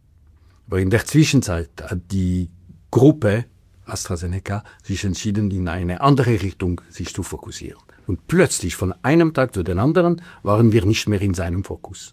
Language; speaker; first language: German; non-native, local second language; French